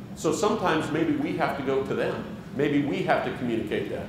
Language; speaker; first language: English; native; English